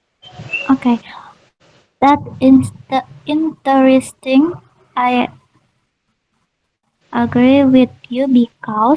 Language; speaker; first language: English; non-native, learner; Indonesian